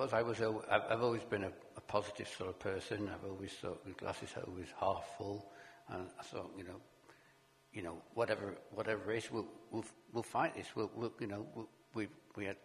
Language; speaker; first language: English; native; English